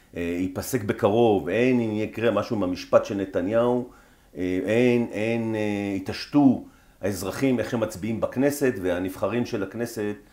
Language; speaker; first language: Hebrew; native; Hebrew